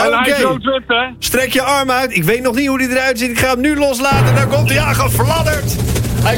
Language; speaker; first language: Dutch; native; Dutch